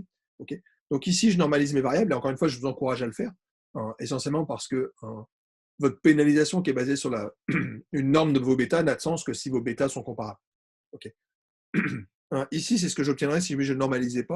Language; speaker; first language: French; native; French